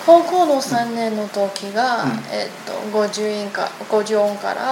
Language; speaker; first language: Japanese; non-native, learner; Chinese